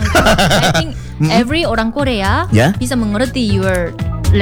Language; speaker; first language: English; non-native, learner; Korean